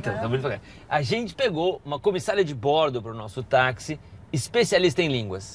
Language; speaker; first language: Portuguese; native; Portuguese